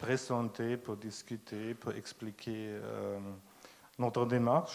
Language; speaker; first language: French; non-native, fluent; German